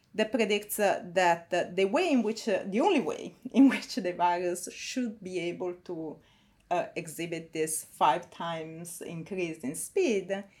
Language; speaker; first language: English; non-native, fluent; Italian